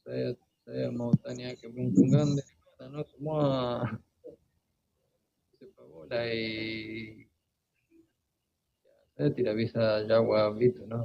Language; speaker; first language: Indonesian; non-native, fluent; Spanish